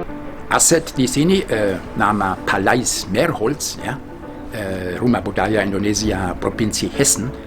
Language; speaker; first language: Indonesian; non-native, fluent; German